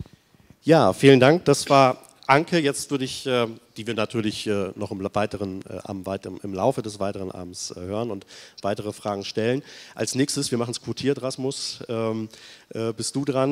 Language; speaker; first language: German; native; German